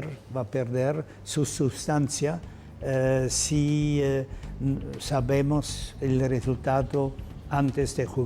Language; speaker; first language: Spanish; non-native, fluent; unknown